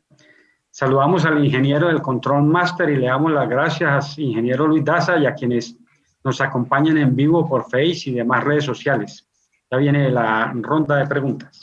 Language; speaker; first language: Spanish; native; Spanish